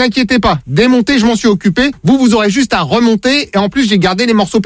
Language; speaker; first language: French; native; French